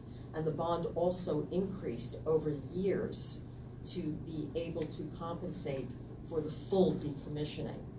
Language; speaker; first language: English; native; English